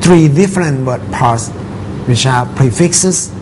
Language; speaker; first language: English; non-native, fluent; Thai